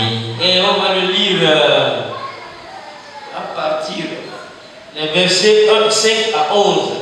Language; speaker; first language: French; non-native, local second language; Ewe